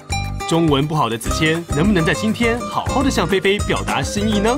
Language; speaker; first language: Chinese; native; Chinese